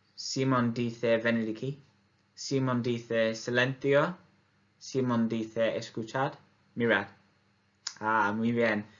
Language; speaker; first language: Spanish; non-native, learner; English